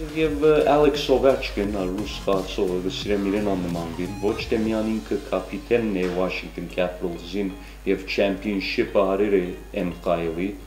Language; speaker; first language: Armenian; early bilingual, heritage; Armenian